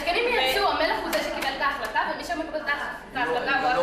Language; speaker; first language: Hebrew; native; Hebrew